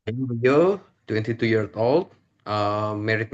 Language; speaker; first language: English; non-native, learner; Indonesian